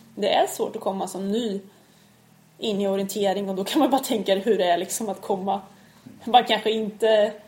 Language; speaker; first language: Swedish; native; Swedish